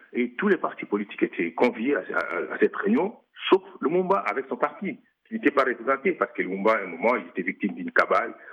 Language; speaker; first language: French; non-native, local second language; Lingala